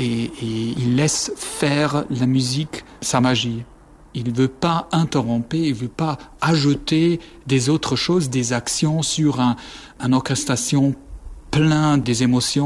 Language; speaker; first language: French; non-native, fluent; German